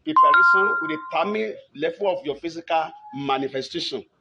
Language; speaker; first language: English; non-native, local second language; Yoruba